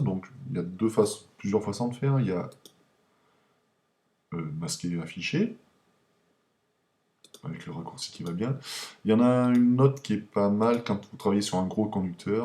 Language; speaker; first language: French; native; French